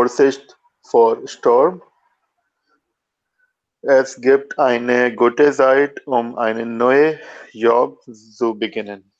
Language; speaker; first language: German; non-native, learner; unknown